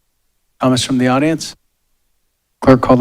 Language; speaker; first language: English; native; English